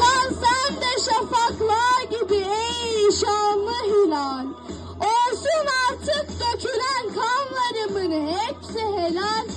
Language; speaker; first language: Turkish; native; Turkish